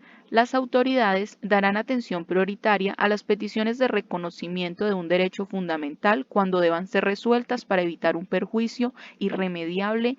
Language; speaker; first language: Spanish; native; Spanish